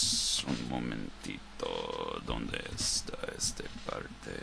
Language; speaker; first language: Spanish; non-native, learner; English